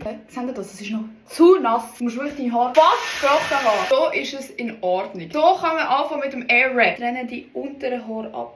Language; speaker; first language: German; native; German